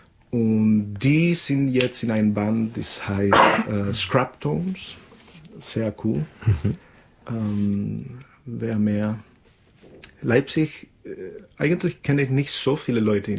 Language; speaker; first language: German; non-native, fluent; Spanish